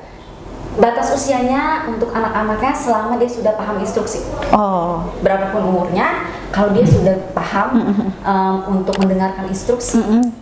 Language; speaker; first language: Indonesian; native; Indonesian